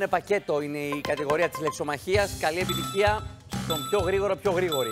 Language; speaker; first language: Greek; native; Greek